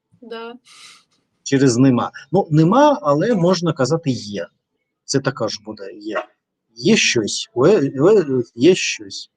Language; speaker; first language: Ukrainian; non-native, learner; Russian